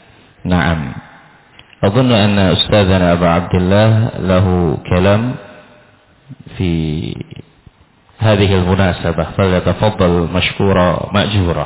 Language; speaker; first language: Arabic; non-native, fluent; Indonesian